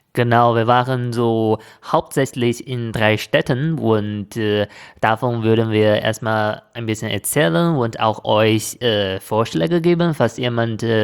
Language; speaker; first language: German; non-native, fluent; Chinese